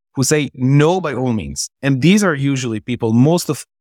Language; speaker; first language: English; non-native, fluent; Hebrew